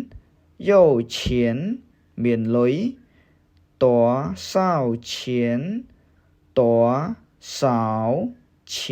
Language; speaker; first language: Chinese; non-native, fluent; Khmer